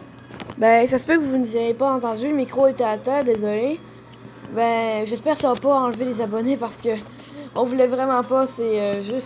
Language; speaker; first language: French; native; French